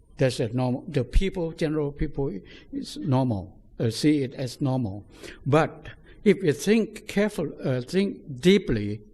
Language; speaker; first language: English; non-native, fluent; Thai